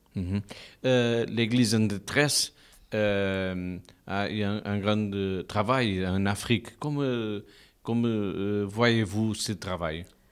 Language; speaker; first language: French; non-native, learner; Portuguese